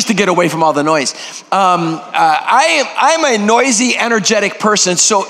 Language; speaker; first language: English; non-native, fluent; Greek